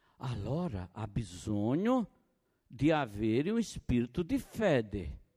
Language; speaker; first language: Italian; non-native, fluent; Portuguese